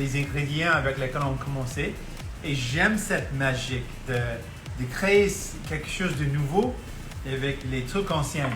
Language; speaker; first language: French; non-native, local second language; Punjabi